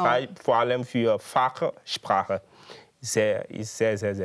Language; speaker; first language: German; non-native, fluent; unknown